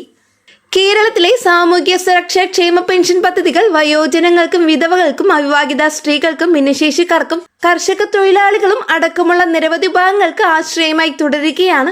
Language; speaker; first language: Malayalam; native; Malayalam